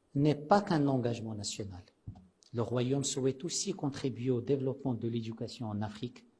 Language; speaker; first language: French; non-native, local second language; Arabic